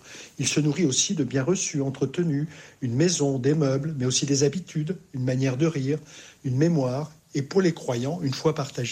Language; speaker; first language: French; native; French